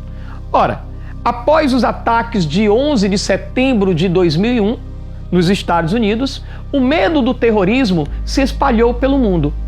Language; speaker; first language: Portuguese; native; Portuguese